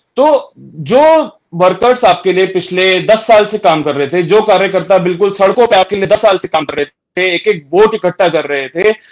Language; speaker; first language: Hindi; native; Hindi